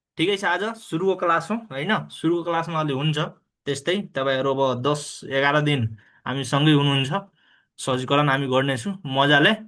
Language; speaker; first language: Nepali; non-native, local second language; Bhojpuri